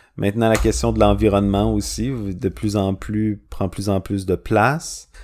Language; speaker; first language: French; native; French